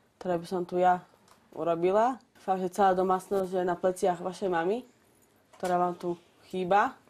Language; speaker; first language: Slovak; native; Slovak